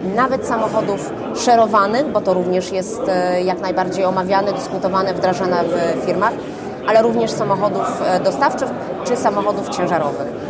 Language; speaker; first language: Polish; native; Polish